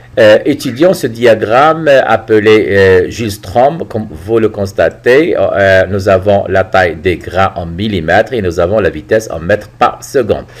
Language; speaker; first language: French; non-native, local second language; Arabic